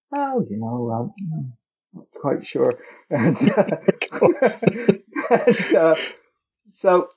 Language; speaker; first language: English; native; English